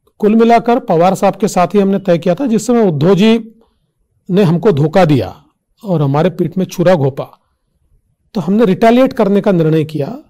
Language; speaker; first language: Hindi; non-native, local second language; Marathi